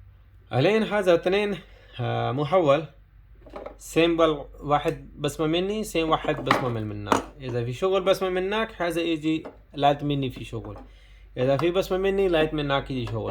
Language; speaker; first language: Arabic; non-native, learner; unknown